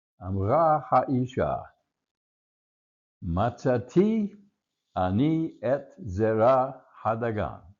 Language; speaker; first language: Hebrew; non-native, learner; English